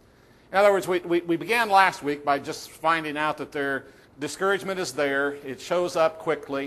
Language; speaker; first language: English; native; English